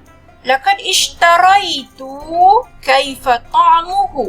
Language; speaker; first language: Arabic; non-native, fluent; Malay